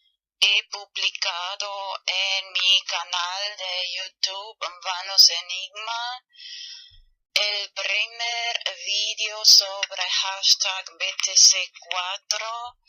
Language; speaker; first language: Spanish; non-native, fluent; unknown